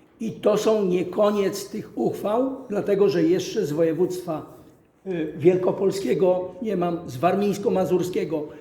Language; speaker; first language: Polish; native; Polish